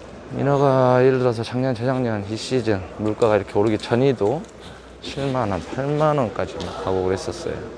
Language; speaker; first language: Korean; native; Korean